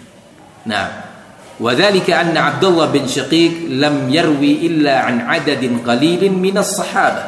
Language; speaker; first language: Arabic; non-native, fluent; Indonesian